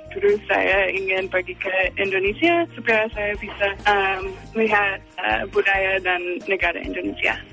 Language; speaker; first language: Indonesian; non-native, fluent; English